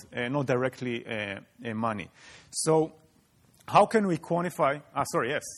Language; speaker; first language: English; non-native, fluent; Hebrew